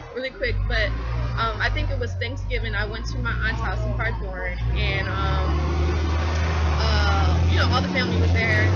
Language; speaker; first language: English; native; English